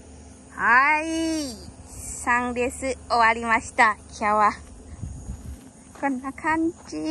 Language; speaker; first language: Japanese; non-native, learner; Lao